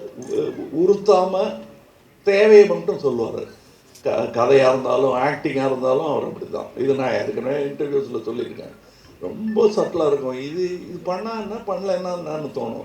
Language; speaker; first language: Tamil; native; Tamil